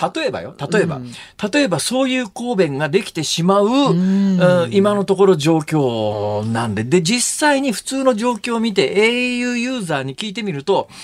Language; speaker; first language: Japanese; early bilingual, other home language; Chinese